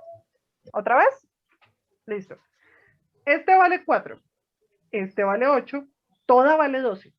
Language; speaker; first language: Spanish; native; Spanish